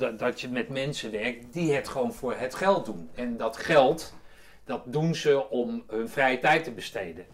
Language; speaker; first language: Dutch; native; Dutch